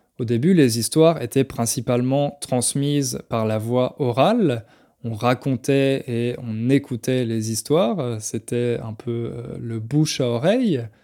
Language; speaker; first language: French; native; French